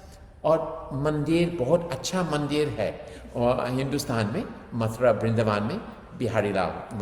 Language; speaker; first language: Hindi; non-native, fluent; English